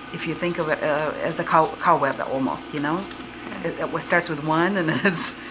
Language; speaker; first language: English; non-native, fluent; Russian